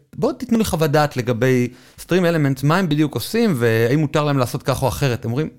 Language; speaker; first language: Hebrew; native; Hebrew